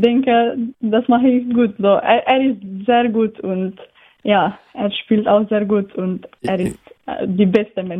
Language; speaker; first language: German; non-native, learner; Slovenian